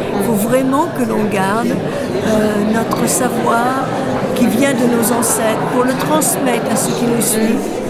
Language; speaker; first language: French; native; French